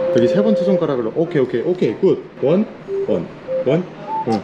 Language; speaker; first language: Korean; native; Korean